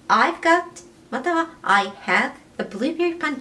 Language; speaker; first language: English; non-native, fluent; Japanese